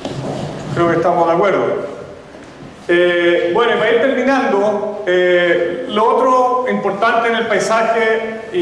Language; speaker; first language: Spanish; native; Spanish